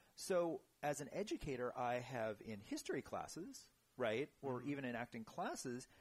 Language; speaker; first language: English; native; English